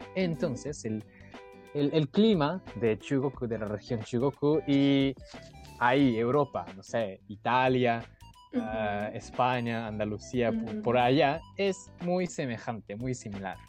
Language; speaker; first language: Spanish; non-native, fluent; Japanese